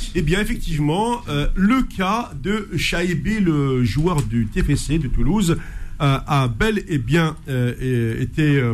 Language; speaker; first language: French; non-native, local second language; Arabic